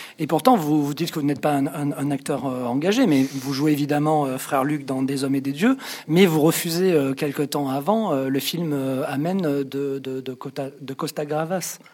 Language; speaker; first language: French; native; French